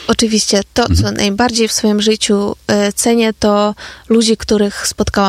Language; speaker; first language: Polish; non-native, fluent; Ukrainian